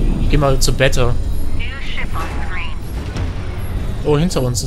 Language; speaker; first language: German; native; German